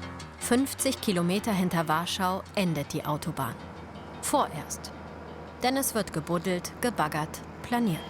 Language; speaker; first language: German; native; German